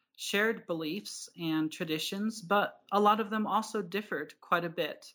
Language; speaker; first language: English; native; English